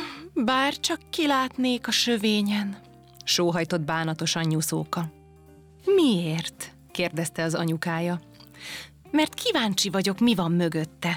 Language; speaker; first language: Hungarian; native; Hungarian